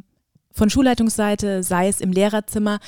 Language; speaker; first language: German; native; German